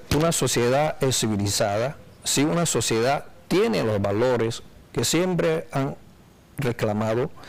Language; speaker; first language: Spanish; non-native, fluent; Chinese